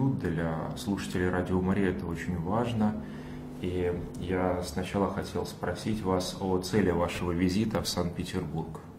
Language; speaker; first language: Russian; native; Russian